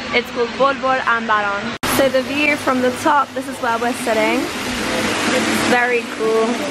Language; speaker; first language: English; early bilingual, other home language; Persian